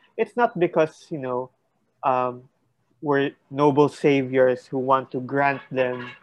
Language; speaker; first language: English; non-native, local second language; Filipino